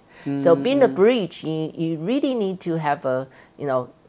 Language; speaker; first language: English; non-native, fluent; Chinese